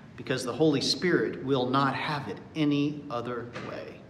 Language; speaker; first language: English; native; English